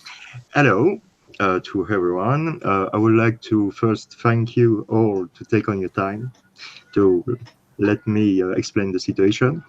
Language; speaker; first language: English; non-native, learner; French